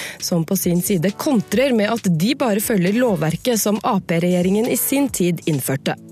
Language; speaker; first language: Norwegian; native; Norwegian